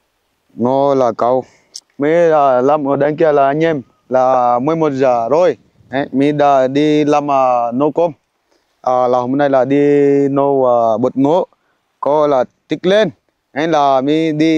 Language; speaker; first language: Vietnamese; non-native, learner; Portuguese